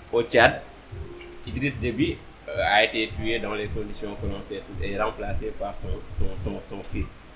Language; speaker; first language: French; non-native, local second language; Wolof